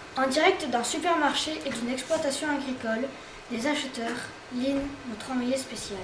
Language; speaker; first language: French; native; French